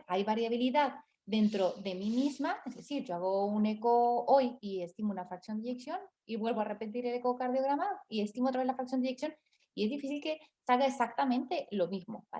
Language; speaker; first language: Spanish; native; Spanish